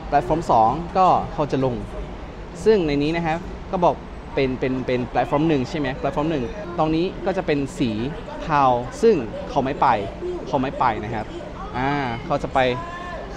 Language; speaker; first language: Thai; non-native, fluent; Indonesian